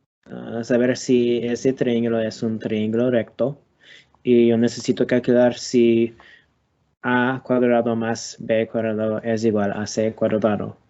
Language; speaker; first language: Spanish; non-native, learner; English